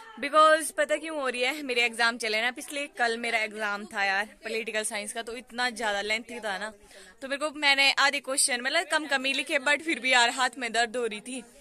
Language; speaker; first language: Hindi; non-native, local second language; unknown